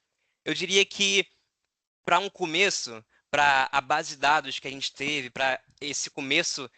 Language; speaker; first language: Portuguese; native; Portuguese